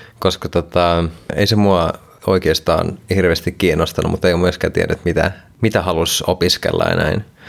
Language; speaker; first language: Finnish; non-native, local second language; Swedish